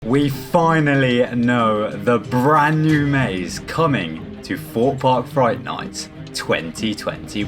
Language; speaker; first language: English; native; English